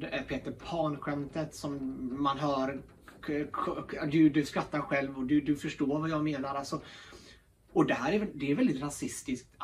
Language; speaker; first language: Swedish; early bilingual, other home language; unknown